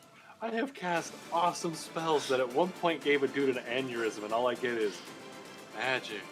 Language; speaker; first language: English; native; English